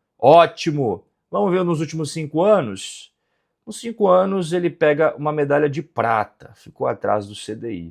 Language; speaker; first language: Portuguese; native; Portuguese